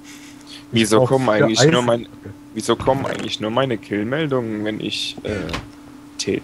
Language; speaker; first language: German; native; German